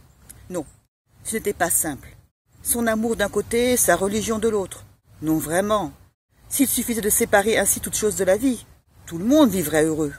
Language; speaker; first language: French; native; French